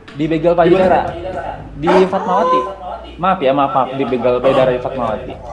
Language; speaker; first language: Indonesian; non-native, fluent; Spanish